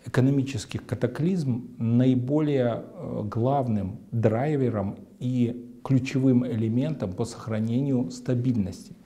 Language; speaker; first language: Russian; native; Russian